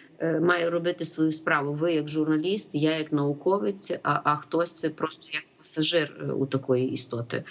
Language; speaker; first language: Ukrainian; native; Ukrainian